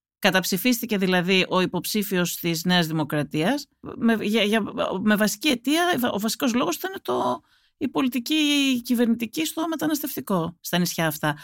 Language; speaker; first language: Greek; native; Greek